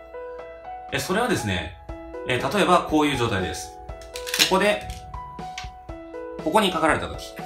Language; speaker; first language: Japanese; native; Japanese